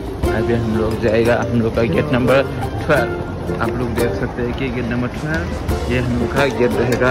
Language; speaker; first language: Hindi; non-native, local second language; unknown